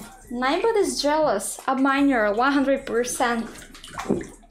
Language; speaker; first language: English; non-native, learner; Russian